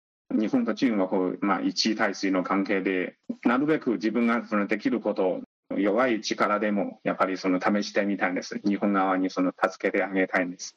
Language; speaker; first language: Japanese; non-native, fluent; Chinese